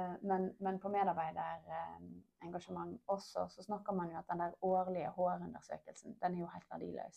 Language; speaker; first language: Norwegian; native; Norwegian